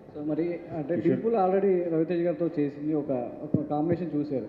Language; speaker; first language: Telugu; native; Telugu